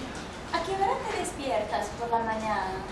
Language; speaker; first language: Spanish; non-native, fluent; Portuguese